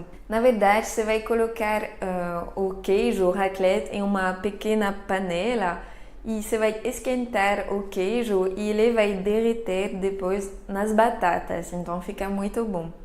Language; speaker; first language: Portuguese; non-native, fluent; French